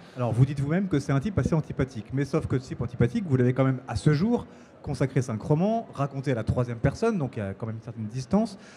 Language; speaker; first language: French; native; French